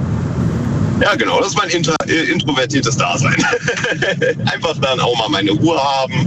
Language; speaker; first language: German; native; German